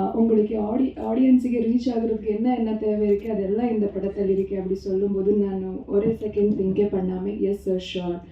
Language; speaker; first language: Tamil; non-native, local second language; Kannada